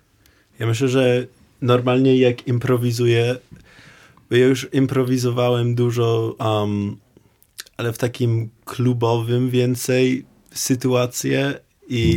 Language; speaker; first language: Polish; non-native, learner; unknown